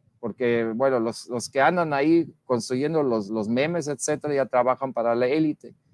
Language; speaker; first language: Spanish; non-native, fluent; German